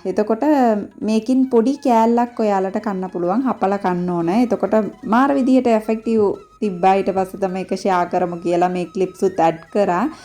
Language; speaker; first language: Sinhala; non-native, local second language; Tamil